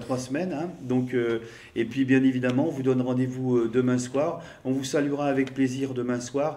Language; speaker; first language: French; native; French